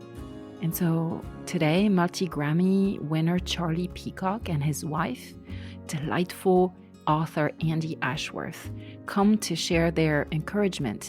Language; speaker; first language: English; non-native, fluent; French